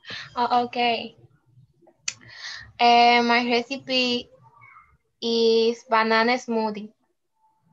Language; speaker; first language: English; non-native, learner; Spanish